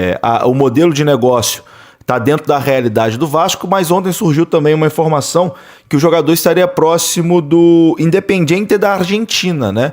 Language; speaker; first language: Portuguese; native; Portuguese